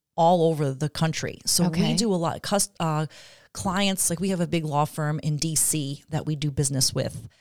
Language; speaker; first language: English; native; English